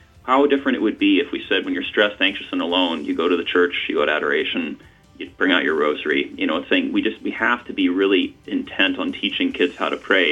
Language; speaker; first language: English; native; English